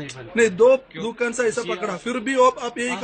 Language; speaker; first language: Hindi; non-native, local second language; Malayalam